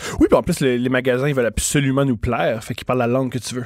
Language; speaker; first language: French; native; French